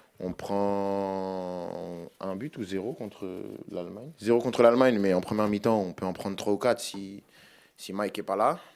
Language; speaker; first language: French; native; French